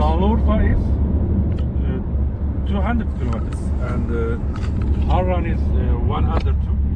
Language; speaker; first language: English; non-native, learner; Turkish